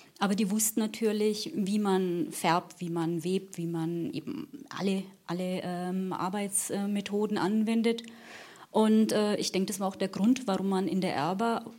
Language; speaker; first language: German; early bilingual, other home language; Portuguese